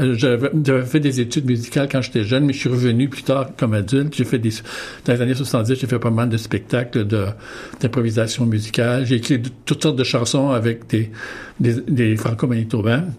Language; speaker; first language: French; native; French